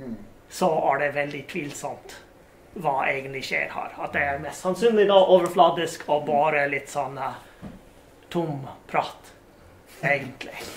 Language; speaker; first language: Norwegian; non-native, fluent; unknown